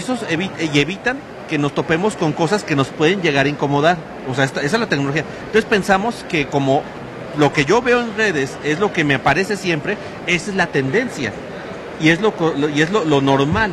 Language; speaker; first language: Spanish; native; Spanish